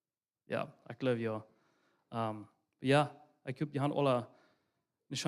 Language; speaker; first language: German; non-native, learner; Low German